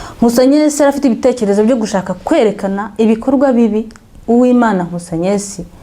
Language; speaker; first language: Kinyarwanda; native; Kinyarwanda